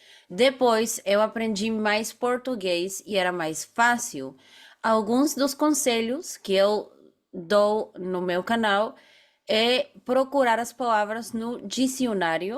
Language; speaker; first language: Portuguese; non-native, fluent; Bulgarian